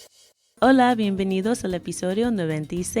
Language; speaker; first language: Spanish; non-native, fluent; English